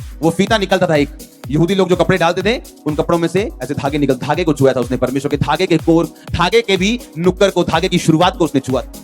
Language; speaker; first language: Hindi; non-native, local second language; Punjabi